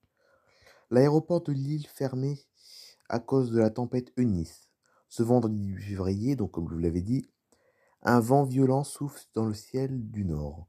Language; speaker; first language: French; native; French